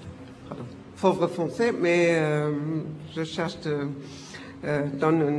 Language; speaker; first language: French; non-native, fluent; German